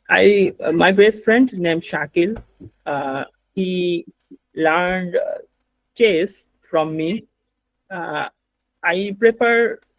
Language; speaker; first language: English; non-native, learner; Bangla